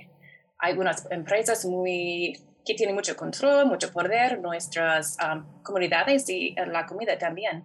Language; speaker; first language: Spanish; non-native, fluent; English